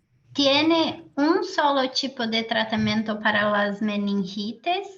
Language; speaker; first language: Spanish; non-native, fluent; Portuguese